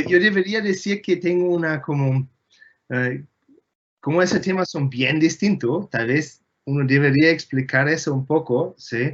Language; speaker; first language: Spanish; non-native, fluent; German